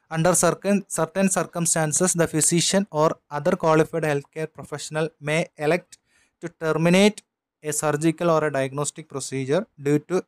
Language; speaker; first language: English; non-native, local second language; Malayalam